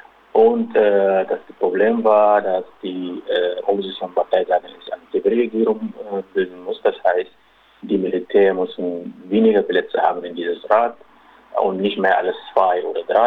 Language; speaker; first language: German; non-native, local second language; Arabic